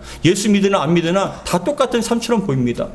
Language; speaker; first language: Korean; native; Korean